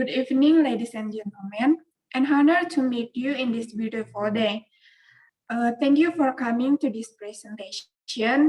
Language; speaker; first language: English; non-native, learner; Indonesian